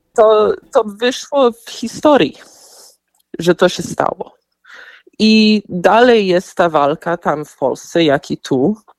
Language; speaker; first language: Polish; early bilingual, heritage; Polish